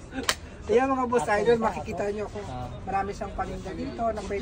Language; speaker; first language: Filipino; native; Filipino